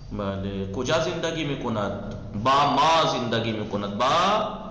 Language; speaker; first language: Persian; non-native, fluent; Urdu